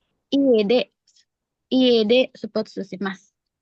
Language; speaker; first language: Japanese; non-native, learner; Indonesian